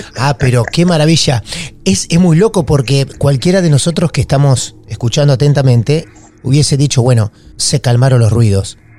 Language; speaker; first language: Spanish; native; Spanish